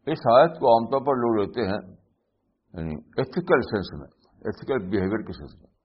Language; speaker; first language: Urdu; native; Urdu